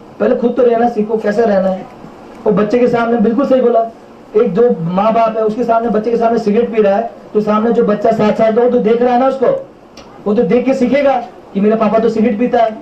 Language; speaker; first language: Hindi; non-native, local second language; Manipuri